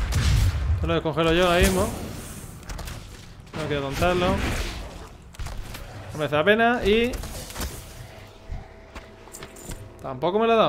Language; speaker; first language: Spanish; native; Spanish